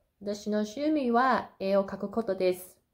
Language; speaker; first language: Japanese; non-native, fluent; Cantonese